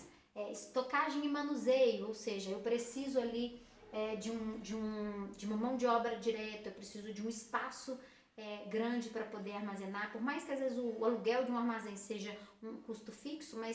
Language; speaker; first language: Portuguese; native; Portuguese